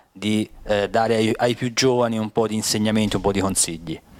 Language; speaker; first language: Italian; native; Italian